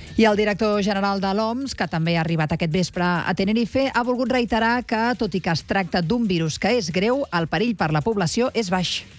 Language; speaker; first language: Catalan; native; Catalan